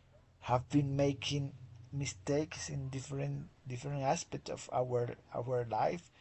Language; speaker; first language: English; non-native, fluent; Spanish